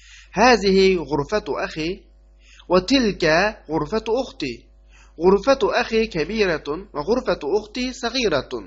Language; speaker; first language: Arabic; non-native, fluent; Uyghur